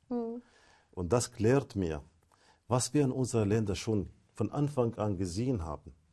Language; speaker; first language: German; non-native, fluent; Arabic